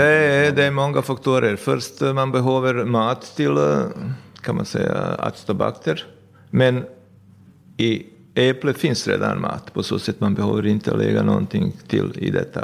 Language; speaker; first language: Swedish; non-native, fluent; Bosnian